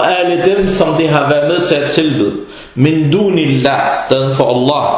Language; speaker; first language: Danish; early bilingual, other home language; Arabic